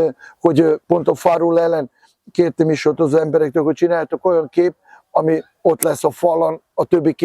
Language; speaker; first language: Hungarian; non-native, fluent; Serbian